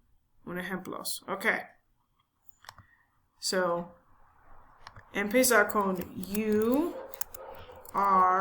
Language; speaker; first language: Spanish; non-native, learner; English